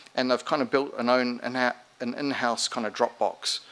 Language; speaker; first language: English; native; English